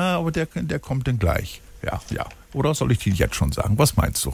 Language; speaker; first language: German; native; German